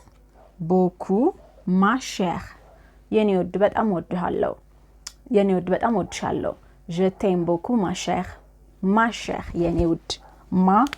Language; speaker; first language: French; non-native, fluent; Amharic